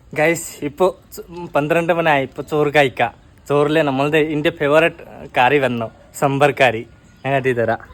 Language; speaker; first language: Malayalam; non-native, local second language; Bangla